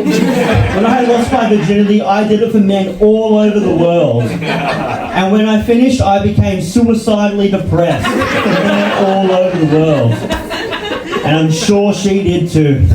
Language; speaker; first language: English; native; English